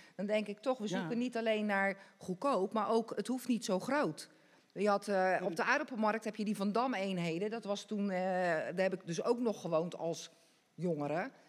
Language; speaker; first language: Dutch; native; Dutch